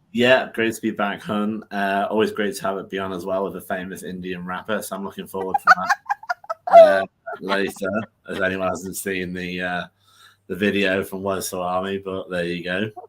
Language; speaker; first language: English; native; English